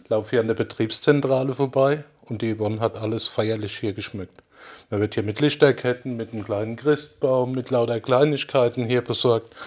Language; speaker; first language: German; non-native, fluent; Portuguese